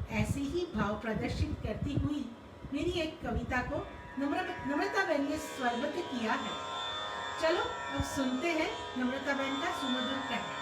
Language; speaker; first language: Hindi; non-native, local second language; Gujarati